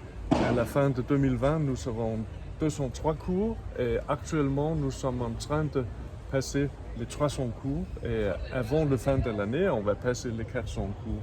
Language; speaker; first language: French; non-native, fluent; Danish